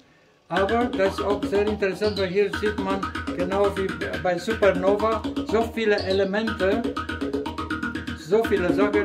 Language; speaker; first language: German; non-native, fluent; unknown